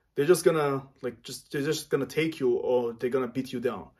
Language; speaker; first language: English; non-native, fluent; Armenian